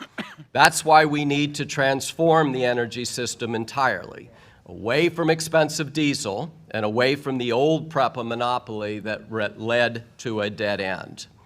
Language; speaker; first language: English; native; English